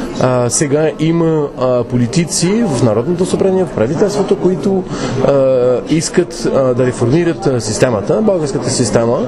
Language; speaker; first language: Bulgarian; non-native, fluent; French